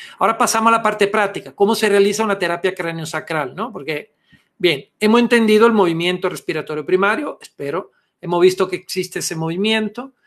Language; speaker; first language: Spanish; non-native, fluent; Italian